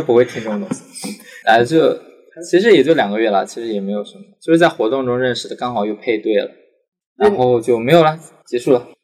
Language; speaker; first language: Chinese; native; Chinese